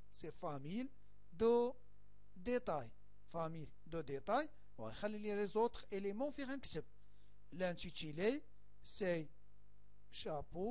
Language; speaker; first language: French; non-native, local second language; Arabic